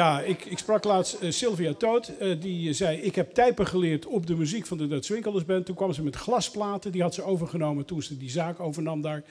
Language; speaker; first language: Dutch; native; Dutch